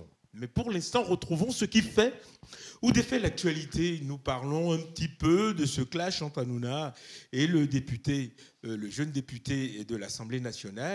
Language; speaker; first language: French; native; French